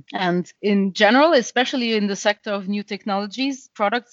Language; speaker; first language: English; non-native, fluent; French